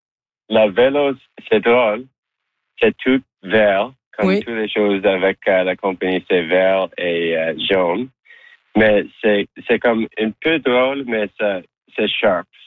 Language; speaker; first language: French; non-native, local second language; English